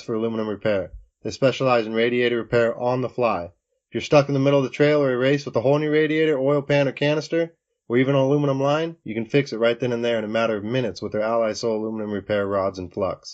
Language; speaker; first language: English; native; English